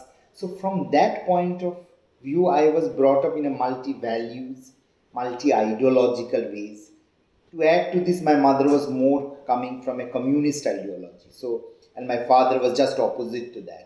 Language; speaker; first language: English; non-native, local second language; Hindi